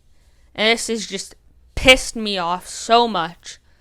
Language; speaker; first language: English; native; English